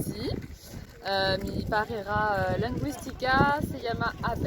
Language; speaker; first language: Spanish; non-native, learner; French